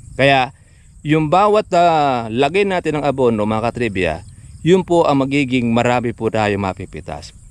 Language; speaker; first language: Filipino; native; Filipino